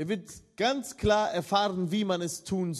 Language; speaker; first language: German; non-native, fluent; Russian